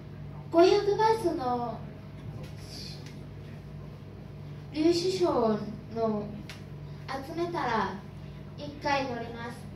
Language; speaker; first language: Japanese; non-native, learner; Thai